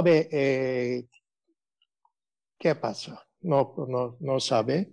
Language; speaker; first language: Spanish; non-native, learner; Turkish